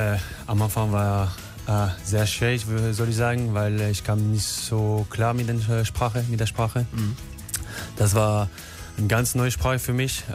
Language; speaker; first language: German; non-native, learner; French